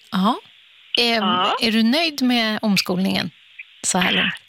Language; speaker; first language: Swedish; native; Swedish